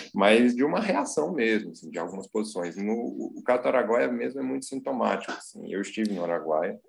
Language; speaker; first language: Portuguese; native; Portuguese